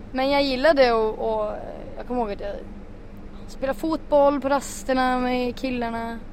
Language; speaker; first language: Swedish; native; Swedish